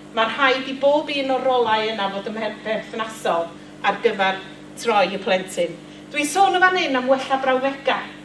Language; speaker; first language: Welsh; native; Welsh